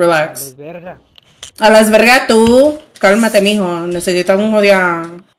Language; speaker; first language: Spanish; early bilingual, other home language; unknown